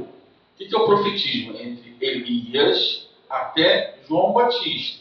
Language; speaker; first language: Portuguese; native; Portuguese